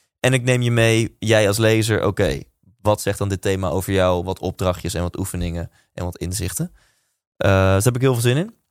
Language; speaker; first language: Dutch; native; Dutch